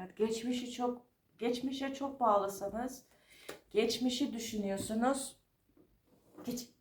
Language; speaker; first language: Turkish; non-native, fluent; Georgian